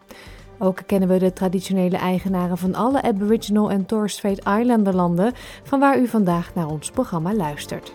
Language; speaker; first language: Dutch; native; Dutch